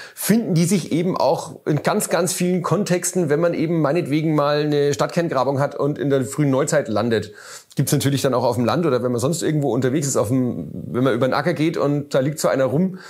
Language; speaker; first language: German; native; German